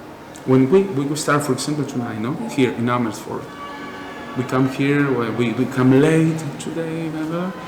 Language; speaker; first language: English; non-native, learner; Spanish